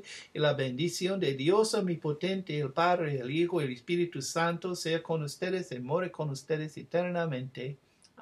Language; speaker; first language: Spanish; non-native, fluent; English